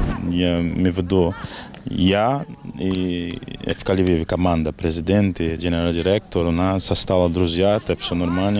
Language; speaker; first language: Russian; non-native, learner; Portuguese